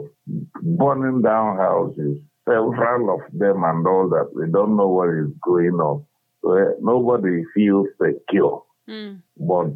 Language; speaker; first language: English; non-native, local second language; Igbo